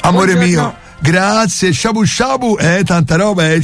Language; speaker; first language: Italian; native; Italian